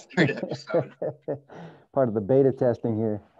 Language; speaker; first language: English; native; English